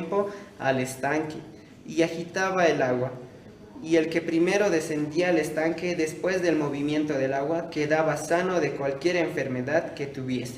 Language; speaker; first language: Spanish; native; Spanish